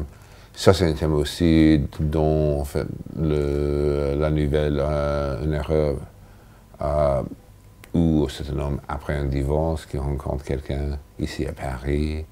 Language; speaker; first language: French; non-native, fluent; English